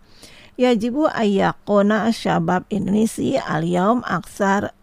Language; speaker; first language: Arabic; non-native, fluent; Indonesian